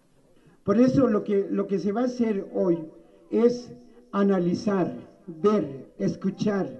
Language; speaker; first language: Spanish; non-native, local second language; Tzeltal